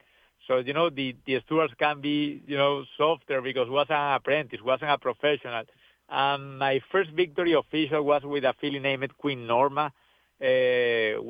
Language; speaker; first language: English; non-native, learner; Spanish